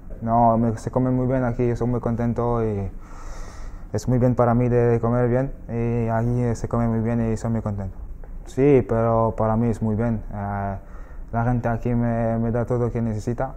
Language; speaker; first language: Spanish; non-native, learner; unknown